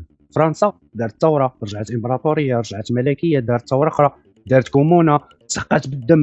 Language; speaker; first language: Arabic; native; Arabic